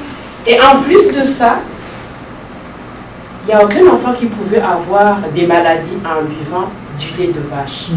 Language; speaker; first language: French; non-native, local second language; Kinyarwanda